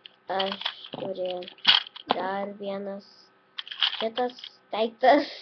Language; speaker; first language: Lithuanian; early bilingual, heritage; Lithuanian